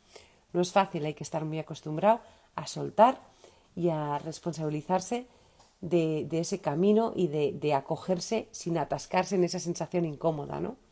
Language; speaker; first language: Spanish; native; Spanish